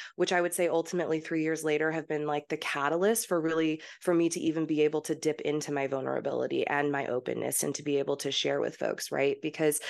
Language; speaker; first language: English; early bilingual, heritage; English